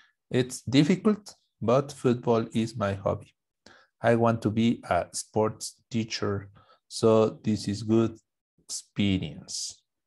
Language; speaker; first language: English; non-native, fluent; Spanish